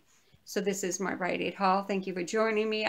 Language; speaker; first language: English; native; English